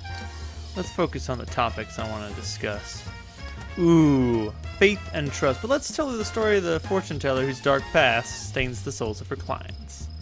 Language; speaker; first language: English; native; English